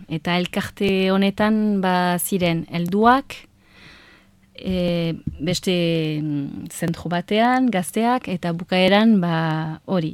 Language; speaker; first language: Basque; non-native, local second language; French